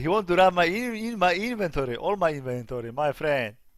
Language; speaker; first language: English; non-native, learner; Polish